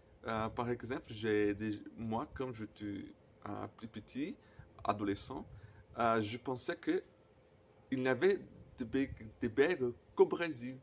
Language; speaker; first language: French; non-native, fluent; Portuguese